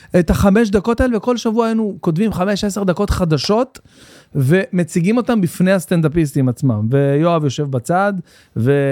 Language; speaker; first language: Hebrew; native; Hebrew